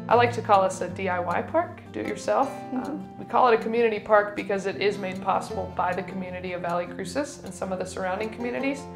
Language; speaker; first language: English; native; English